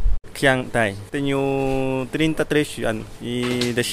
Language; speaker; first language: Portuguese; non-native, learner; Chinese